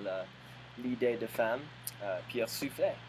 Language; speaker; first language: French; non-native, learner; English